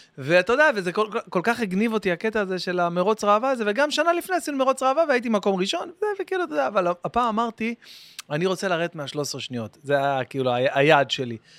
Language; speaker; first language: Hebrew; native; Hebrew